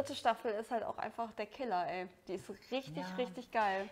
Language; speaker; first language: German; native; German